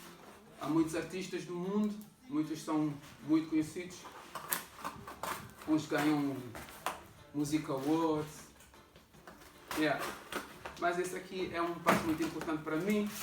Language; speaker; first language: Portuguese; non-native, local second language; Kabuverdianu